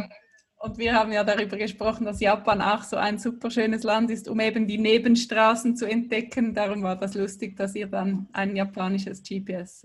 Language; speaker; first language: German; native; German